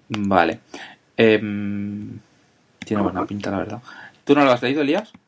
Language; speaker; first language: Spanish; native; Spanish